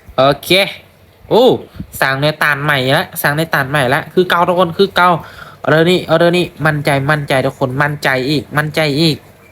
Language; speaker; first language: Thai; non-native, local second language; Lao